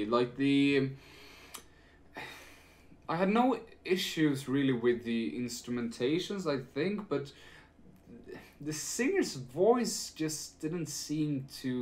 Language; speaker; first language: English; non-native, fluent; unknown